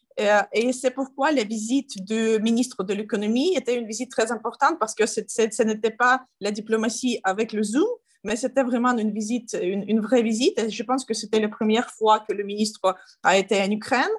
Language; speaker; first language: French; non-native, learner; Ukrainian